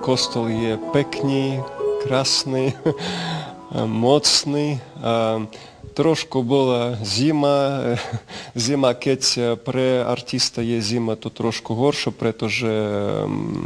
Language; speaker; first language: Slovak; non-native, learner; Russian